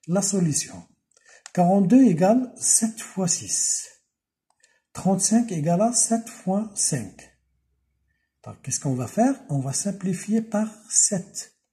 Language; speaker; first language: French; non-native, local second language; Arabic